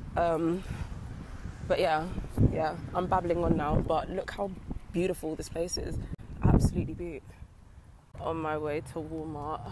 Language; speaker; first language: English; native; English